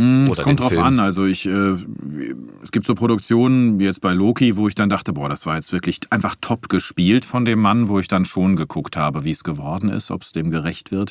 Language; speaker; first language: German; native; German